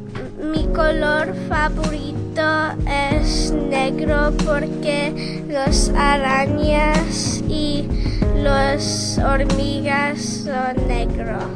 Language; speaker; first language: Spanish; non-native, learner; English